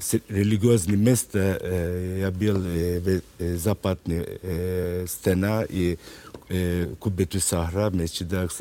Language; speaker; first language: Russian; non-native, learner; Turkish